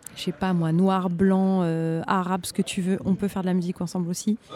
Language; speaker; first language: French; native; French